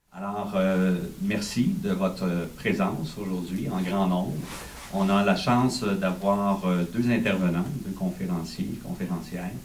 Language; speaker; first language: French; native; French